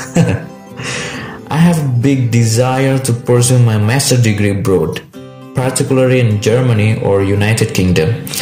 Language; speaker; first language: English; non-native, learner; Indonesian